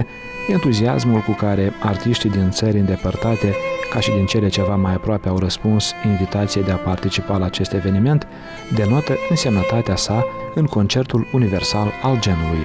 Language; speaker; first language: Romanian; native; Romanian